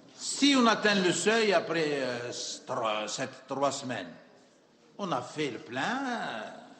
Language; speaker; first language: French; non-native, local second language; Arabic